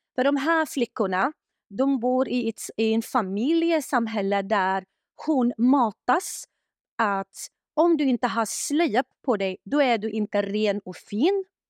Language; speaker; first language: Swedish; non-native, fluent; Arabic